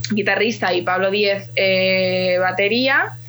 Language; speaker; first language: Spanish; early bilingual, other home language; Ukrainian